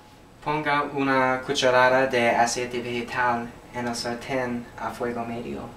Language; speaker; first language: Spanish; non-native, learner; English